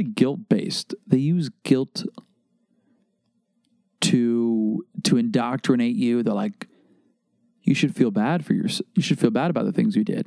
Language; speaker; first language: English; native; English